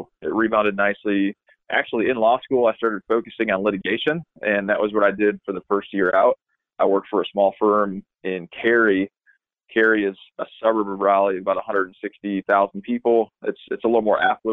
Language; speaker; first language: English; native; English